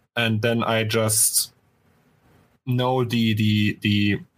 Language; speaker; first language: English; non-native, fluent; German